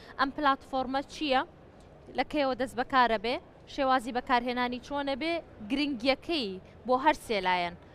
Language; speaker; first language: Central Kurdish; native; Central Kurdish